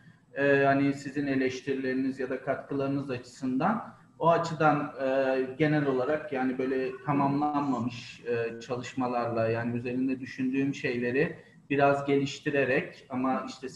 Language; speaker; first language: Turkish; native; Turkish